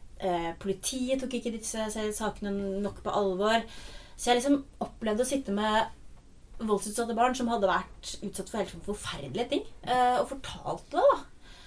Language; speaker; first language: Norwegian; native; Norwegian